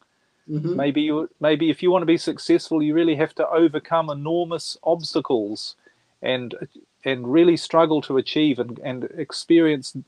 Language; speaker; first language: English; native; English